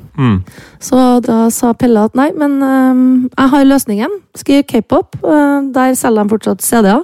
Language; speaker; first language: Norwegian; native; Norwegian